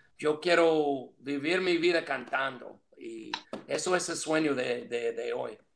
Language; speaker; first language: Spanish; non-native, fluent; English